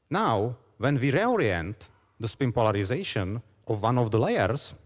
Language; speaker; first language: English; non-native, fluent; Czech